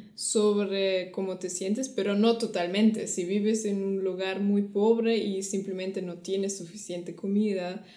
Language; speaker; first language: Spanish; non-native, fluent; German